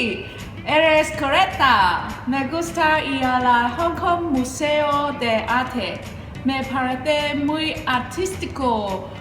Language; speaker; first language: Spanish; non-native, learner; Cantonese